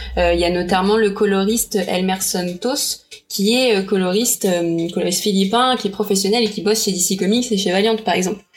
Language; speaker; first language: French; early bilingual, other home language; Portuguese